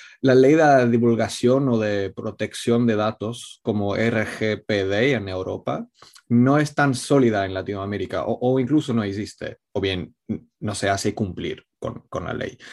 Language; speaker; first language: Spanish; non-native, fluent; Italian